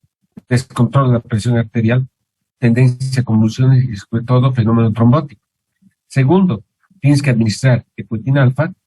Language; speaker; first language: Spanish; native; Spanish